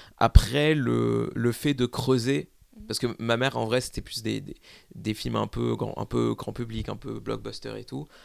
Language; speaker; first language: French; native; French